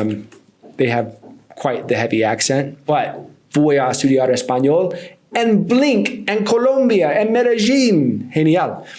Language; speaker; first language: Spanish; non-native, learner; English